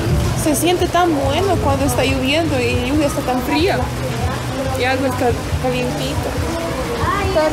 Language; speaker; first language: Spanish; non-native, learner; Ukrainian